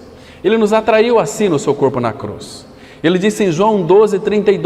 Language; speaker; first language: Portuguese; native; Portuguese